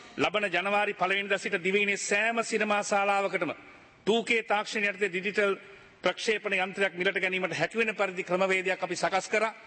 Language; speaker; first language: Sinhala; native; Sinhala